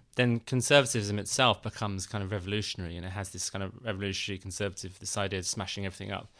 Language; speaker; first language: English; native; English